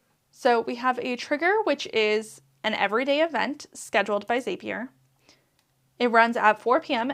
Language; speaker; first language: English; native; English